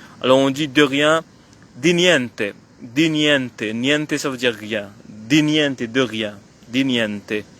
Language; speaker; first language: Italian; non-native, fluent; French